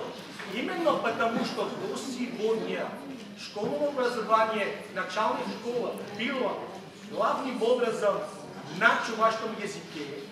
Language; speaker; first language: Russian; non-native, fluent; Catalan